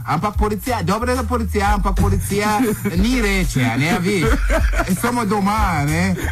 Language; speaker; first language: Slovenian; non-native, learner; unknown